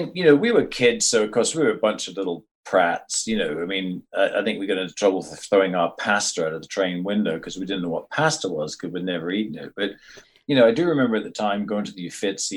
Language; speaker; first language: English; native; English